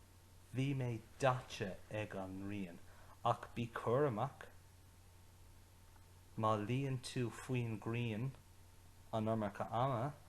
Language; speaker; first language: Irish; non-native, local second language; English